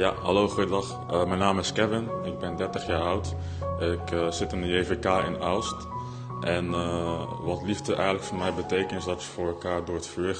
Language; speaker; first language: Dutch; native; Dutch